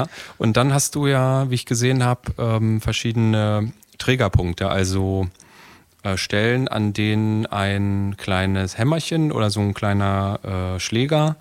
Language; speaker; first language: German; native; German